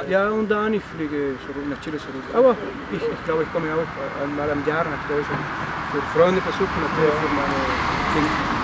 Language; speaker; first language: German; non-native, learner; Spanish